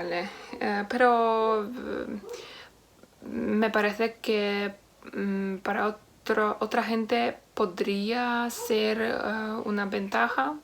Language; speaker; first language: Spanish; non-native, learner; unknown